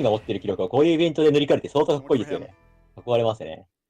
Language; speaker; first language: Japanese; native; Japanese